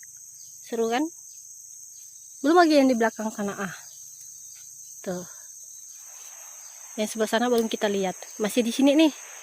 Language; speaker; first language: Indonesian; native; Indonesian